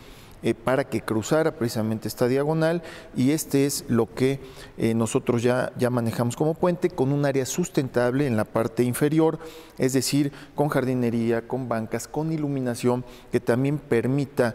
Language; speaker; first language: Spanish; native; Spanish